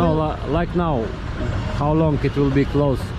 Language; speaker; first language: English; non-native, learner; Ukrainian